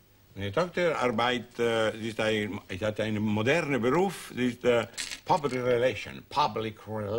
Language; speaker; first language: German; non-native, learner; Italian